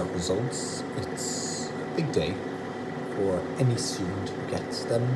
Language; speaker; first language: English; native; English